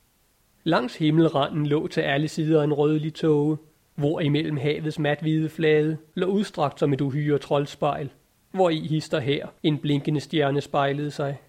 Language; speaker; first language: Danish; native; Danish